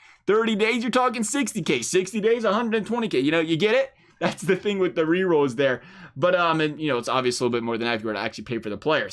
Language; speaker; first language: English; native; English